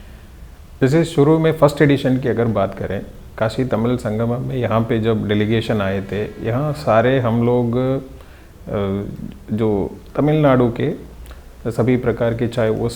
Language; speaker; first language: Hindi; non-native, local second language; Tamil